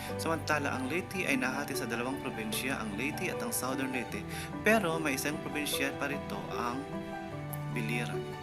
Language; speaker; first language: Filipino; non-native, local second language; Waray